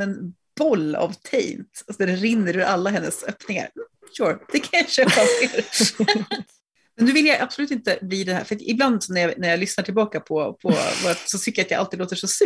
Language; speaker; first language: Swedish; native; Swedish